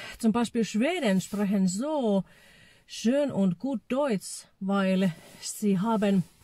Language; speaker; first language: German; non-native, fluent; Finnish